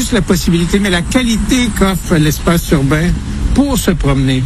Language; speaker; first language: French; native; French